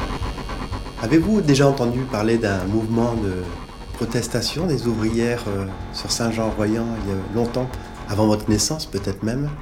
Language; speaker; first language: French; native; French